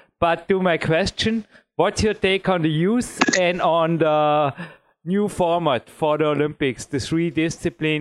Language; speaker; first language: English; non-native, fluent; German